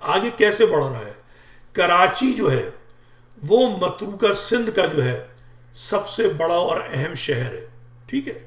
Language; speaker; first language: Urdu; native; Urdu